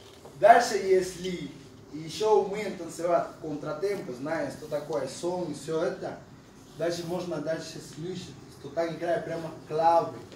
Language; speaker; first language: Russian; non-native, fluent; Spanish